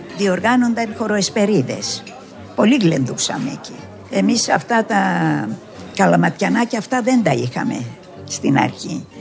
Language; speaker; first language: Greek; native; Greek